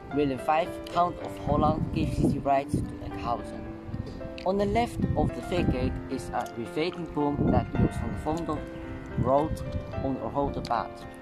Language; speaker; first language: English; non-native, fluent; Chinese